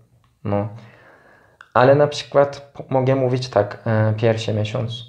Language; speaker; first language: Polish; non-native, fluent; Turkish